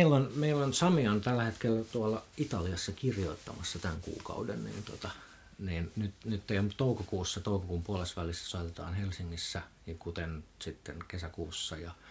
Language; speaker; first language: Finnish; native; Finnish